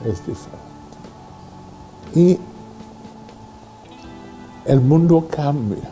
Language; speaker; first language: Spanish; non-native, fluent; English